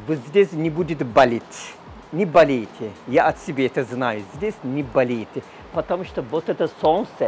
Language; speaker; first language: Russian; non-native, learner; Turkish